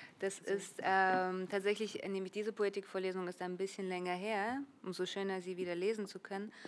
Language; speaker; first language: German; early bilingual, other home language; Russian